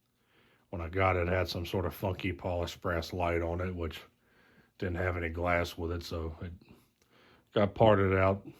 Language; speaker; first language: English; native; English